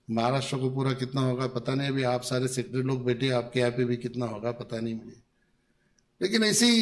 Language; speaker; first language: Hindi; non-native, local second language; Marathi